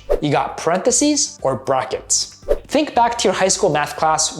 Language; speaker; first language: English; native; English